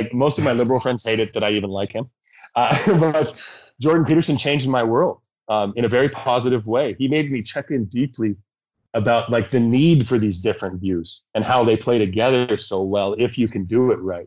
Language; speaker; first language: English; native; English